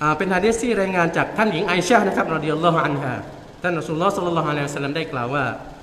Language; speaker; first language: Thai; non-native, local second language; Malay